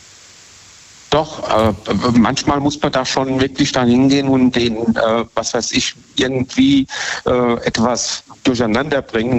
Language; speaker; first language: German; native; German